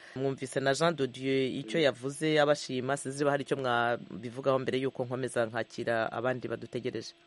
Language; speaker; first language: Kinyarwanda; native; Kinyarwanda